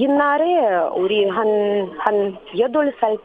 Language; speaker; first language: Korean; non-native, learner; Russian